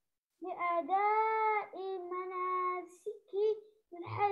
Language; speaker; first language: Arabic; native; Arabic